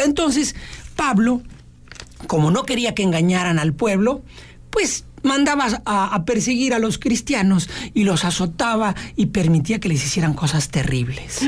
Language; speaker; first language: Spanish; native; Spanish